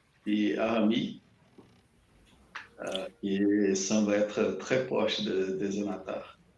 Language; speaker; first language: French; non-native, learner; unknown